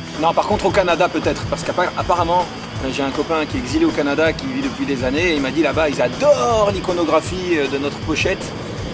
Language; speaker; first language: French; native; French